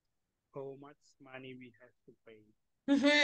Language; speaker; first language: English; non-native, learner; Indonesian